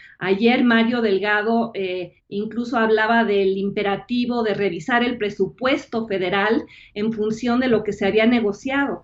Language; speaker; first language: Spanish; native; Spanish